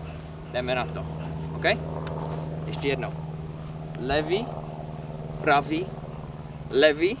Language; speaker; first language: Czech; non-native, learner; English